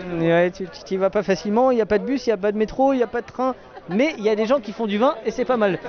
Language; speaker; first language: French; native; French